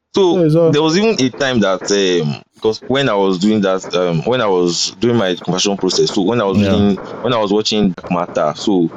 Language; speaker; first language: English; non-native, local second language; Bini